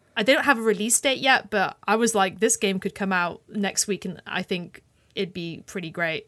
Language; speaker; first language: English; native; English